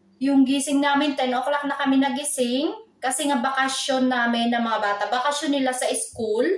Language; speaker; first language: Filipino; native; Filipino